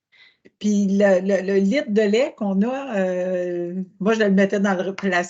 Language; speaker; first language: French; native; French